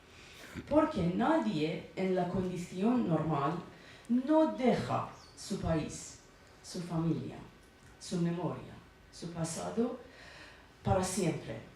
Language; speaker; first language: Spanish; non-native, learner; Persian